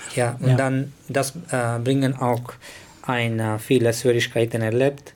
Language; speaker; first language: German; non-native, learner; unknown